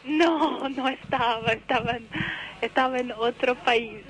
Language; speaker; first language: Spanish; non-native, learner; Portuguese